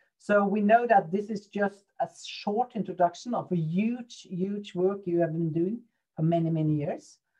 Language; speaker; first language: English; non-native, fluent; Norwegian